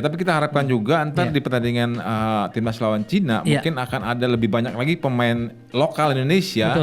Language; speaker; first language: Indonesian; native; Indonesian